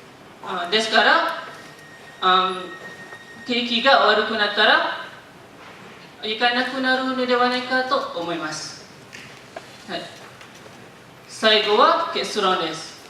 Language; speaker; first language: Japanese; non-native, learner; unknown